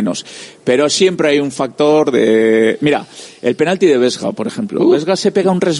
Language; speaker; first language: Spanish; native; Spanish